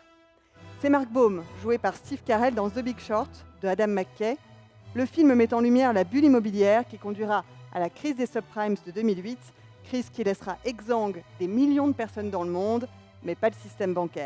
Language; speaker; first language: French; native; French